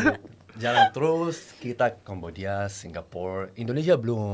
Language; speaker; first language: Indonesian; non-native, learner; French